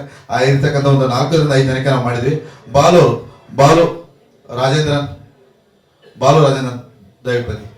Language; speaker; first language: Kannada; native; Kannada